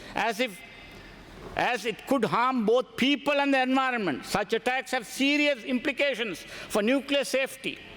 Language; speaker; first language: English; non-native, local second language; Sinhala